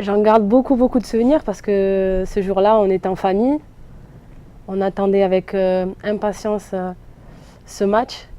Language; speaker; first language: French; native; French